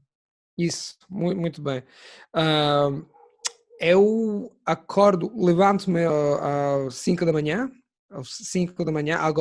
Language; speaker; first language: Portuguese; non-native, fluent; Italian